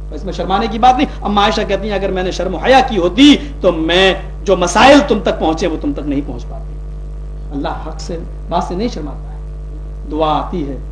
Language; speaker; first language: Urdu; native; Urdu